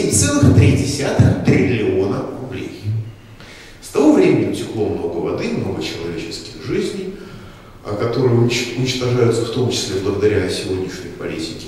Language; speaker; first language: Russian; native; Russian